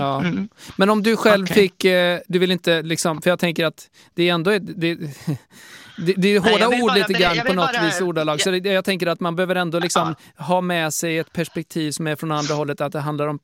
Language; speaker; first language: Swedish; native; Swedish